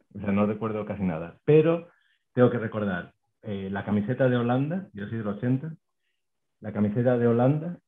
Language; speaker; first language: Spanish; native; Spanish